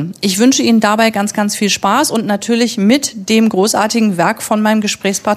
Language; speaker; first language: German; native; German